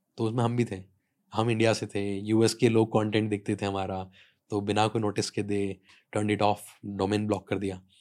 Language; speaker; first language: Hindi; native; Hindi